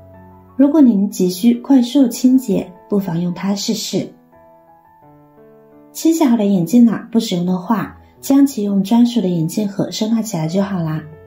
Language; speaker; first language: Chinese; native; Chinese